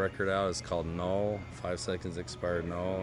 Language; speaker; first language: English; native; English